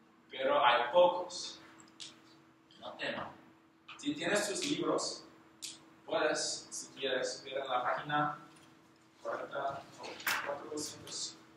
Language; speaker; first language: Spanish; non-native, learner; English